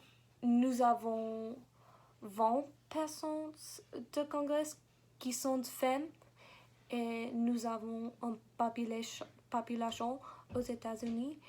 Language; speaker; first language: French; non-native, learner; English